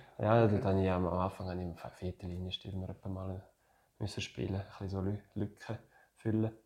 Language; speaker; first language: German; non-native, fluent; French